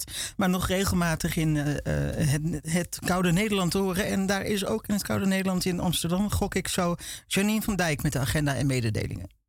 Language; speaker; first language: Dutch; native; Dutch